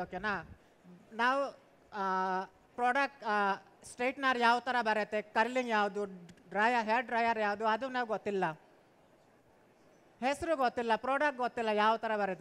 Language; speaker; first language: Kannada; non-native, local second language; Hindi